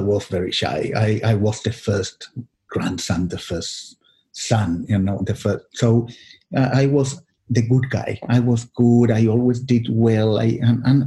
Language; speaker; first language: English; non-native, fluent; Spanish